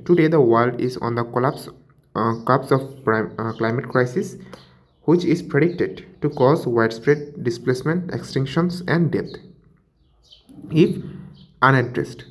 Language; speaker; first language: English; non-native, local second language; Bangla